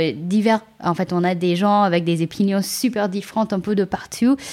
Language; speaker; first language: French; non-native, fluent; English